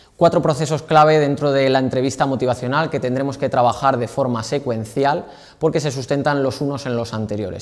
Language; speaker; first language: Spanish; native; Spanish